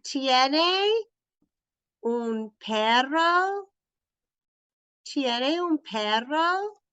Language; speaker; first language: Spanish; non-native, fluent; English